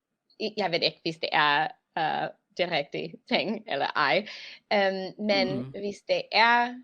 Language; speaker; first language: Danish; non-native, learner; English